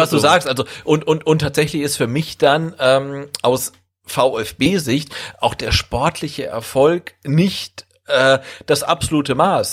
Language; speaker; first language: German; native; German